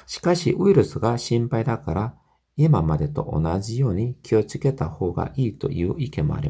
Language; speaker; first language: Japanese; non-native, fluent; Korean